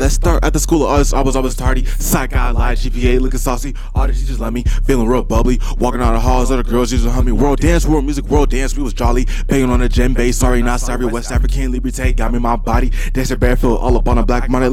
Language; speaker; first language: English; native; English